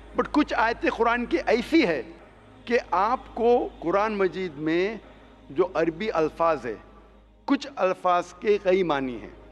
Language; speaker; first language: Hindi; non-native, local second language; Konkani